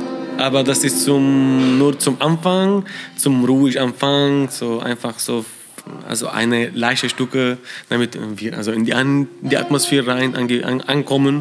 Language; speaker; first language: German; non-native, learner; Arabic